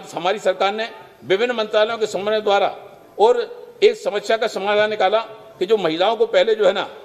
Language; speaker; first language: Hindi; native; Hindi